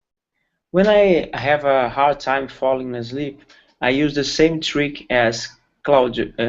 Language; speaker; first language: English; non-native, learner; Portuguese